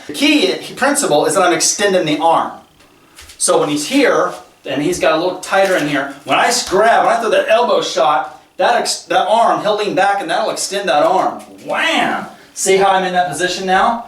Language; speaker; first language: English; native; English